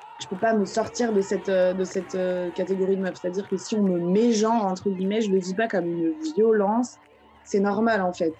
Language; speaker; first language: French; early bilingual, other home language; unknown